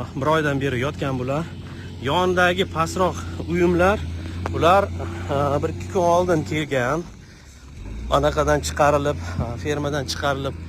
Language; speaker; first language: Uzbek; non-native, local second language; Russian